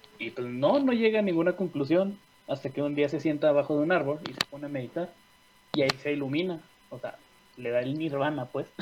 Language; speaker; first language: Spanish; native; Spanish